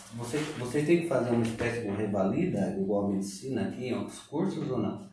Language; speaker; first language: Portuguese; native; Portuguese